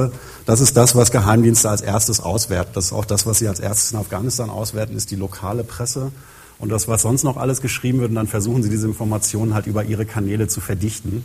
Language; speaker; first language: German; native; German